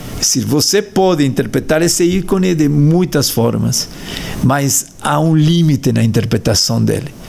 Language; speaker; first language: Portuguese; non-native, fluent; Spanish